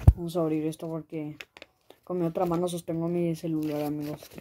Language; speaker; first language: Spanish; native; Spanish